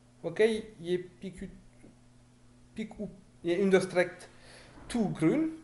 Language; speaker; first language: Norwegian; non-native, fluent; French